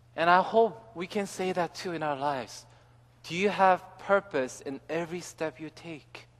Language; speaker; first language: English; early bilingual, other home language; Korean